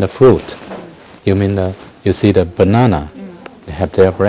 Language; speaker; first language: English; non-native, fluent; Chinese